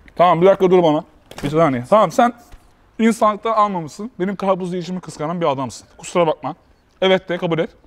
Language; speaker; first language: Turkish; native; Turkish